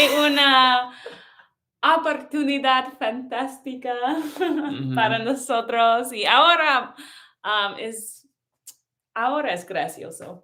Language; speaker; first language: Spanish; non-native, learner; English